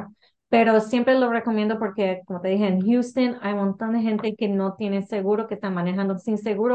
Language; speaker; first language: Spanish; early bilingual, heritage; English